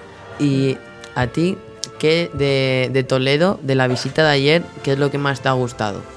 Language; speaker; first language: Spanish; native; Spanish